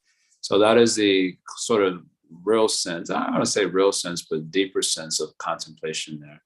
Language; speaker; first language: English; native; English